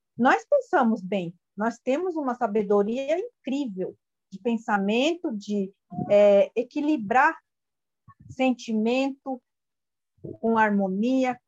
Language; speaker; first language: Portuguese; non-native, local second language; Guarani